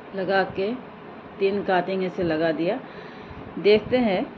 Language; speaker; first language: Hindi; non-native, local second language; Assamese